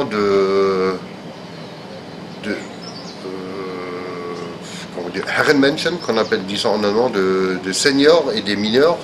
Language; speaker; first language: French; non-native, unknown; German